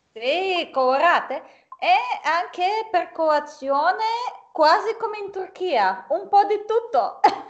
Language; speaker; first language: Italian; non-native, fluent; Serbian